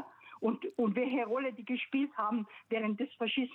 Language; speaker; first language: German; non-native, local second language; Slovenian